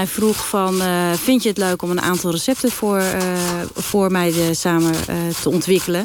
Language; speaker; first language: Dutch; native; Dutch